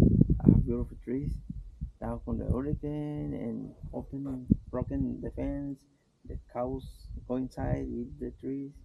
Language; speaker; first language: English; non-native, learner; Spanish